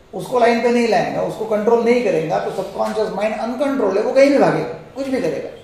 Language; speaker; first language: Hindi; non-native, local second language; Marathi